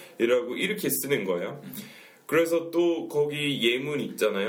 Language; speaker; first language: Korean; non-native, fluent; English